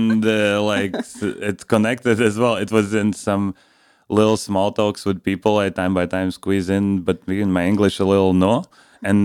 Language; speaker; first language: English; non-native, fluent; Latvian